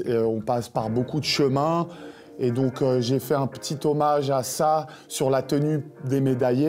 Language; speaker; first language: French; native; French